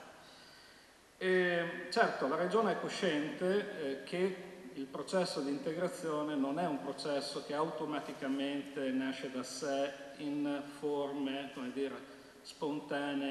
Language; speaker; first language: Italian; native; Italian